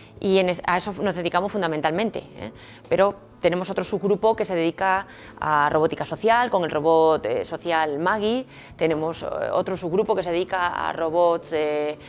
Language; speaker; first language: Spanish; native; Spanish